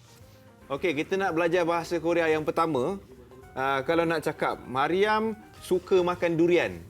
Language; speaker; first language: Malay; native; Malay